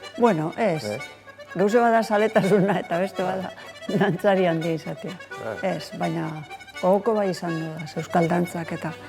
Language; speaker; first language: Basque; native; Basque